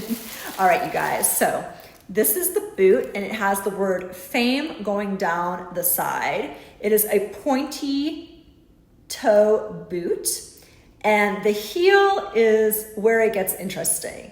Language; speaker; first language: English; native; English